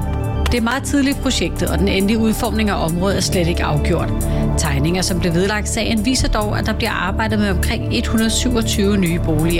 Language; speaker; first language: Danish; native; Danish